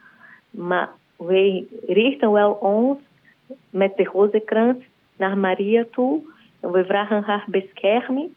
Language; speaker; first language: Dutch; non-native, learner; Portuguese